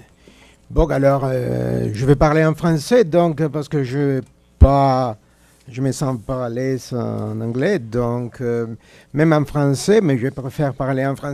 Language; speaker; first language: French; non-native, fluent; Spanish